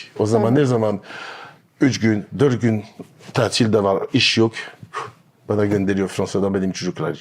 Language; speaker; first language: Turkish; non-native, learner; French